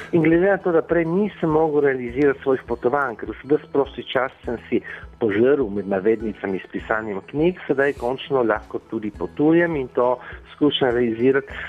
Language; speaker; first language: Slovenian; native; Slovenian